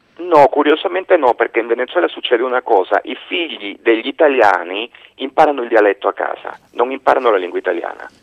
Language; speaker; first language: Italian; non-native, fluent; Spanish